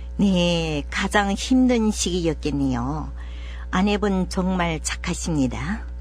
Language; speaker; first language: Korean; native; Korean